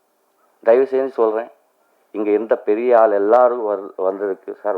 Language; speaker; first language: Tamil; non-native, local second language; Telugu